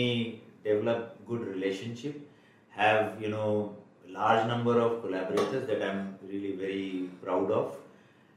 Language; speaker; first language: English; non-native, local second language; Marwari